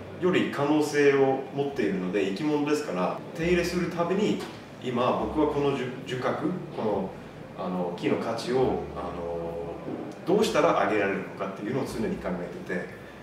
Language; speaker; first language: Japanese; non-native, fluent; Swedish